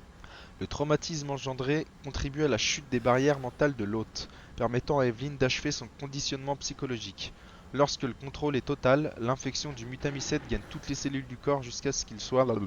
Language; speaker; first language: French; native; French